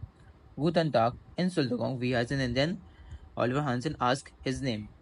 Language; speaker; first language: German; non-native, learner; Hindi